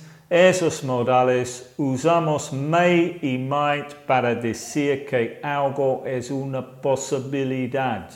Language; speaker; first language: Spanish; non-native, fluent; English